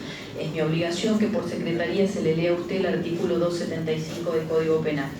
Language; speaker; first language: Spanish; native; Spanish